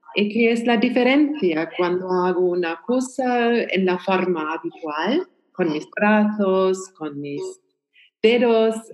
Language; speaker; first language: Spanish; non-native, learner; German